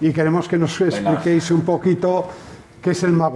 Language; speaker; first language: Spanish; native; Spanish